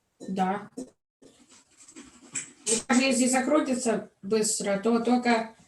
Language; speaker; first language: Russian; early bilingual, heritage; Russian